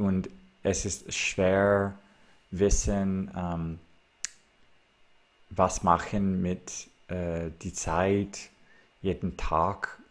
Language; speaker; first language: German; non-native, learner; English